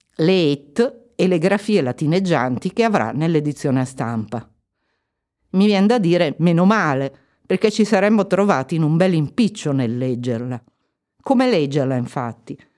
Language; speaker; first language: Italian; native; Italian